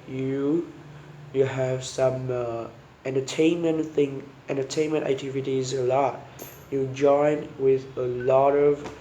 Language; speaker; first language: English; non-native, learner; Vietnamese